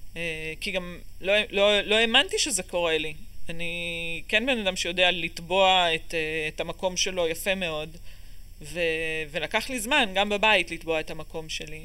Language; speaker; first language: Hebrew; native; Hebrew